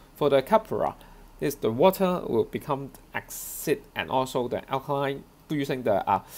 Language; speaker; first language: English; non-native, local second language; Cantonese